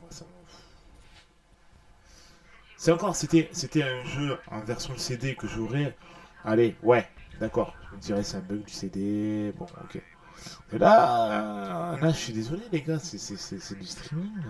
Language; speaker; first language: French; native; French